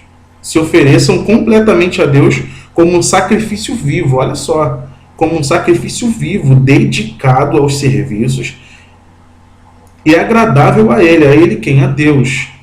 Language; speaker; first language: Portuguese; native; Portuguese